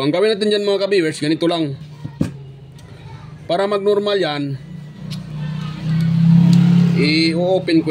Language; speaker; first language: Filipino; native; Filipino